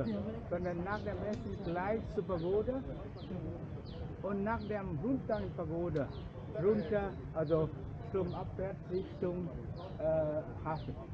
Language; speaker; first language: German; non-native, fluent; Vietnamese